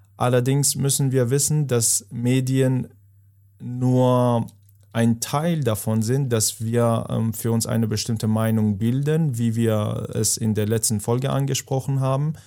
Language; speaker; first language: German; non-native, fluent; Persian